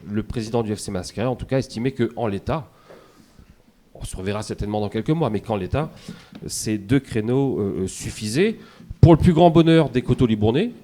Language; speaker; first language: French; native; French